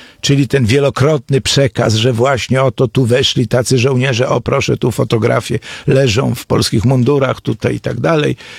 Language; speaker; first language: Polish; native; Polish